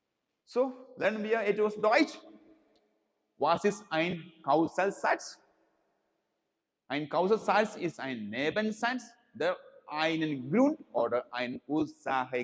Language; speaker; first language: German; non-native, learner; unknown